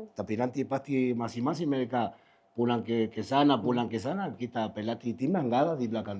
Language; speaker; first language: Indonesian; non-native, fluent; Spanish